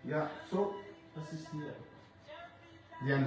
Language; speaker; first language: German; non-native, fluent; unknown